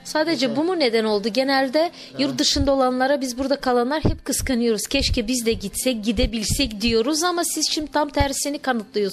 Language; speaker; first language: Turkish; native; Turkish